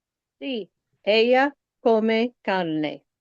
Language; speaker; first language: Spanish; non-native, learner; English